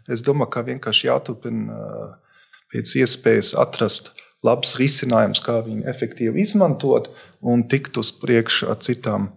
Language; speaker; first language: Latvian; non-native, local second language; Russian